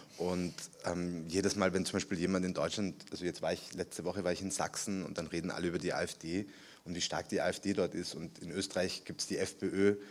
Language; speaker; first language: German; early bilingual, other home language; Spanish